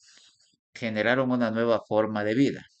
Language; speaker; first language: Spanish; native; Spanish